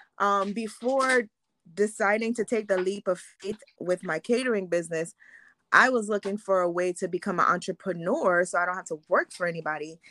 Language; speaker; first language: English; early bilingual, other home language; Haitian Creole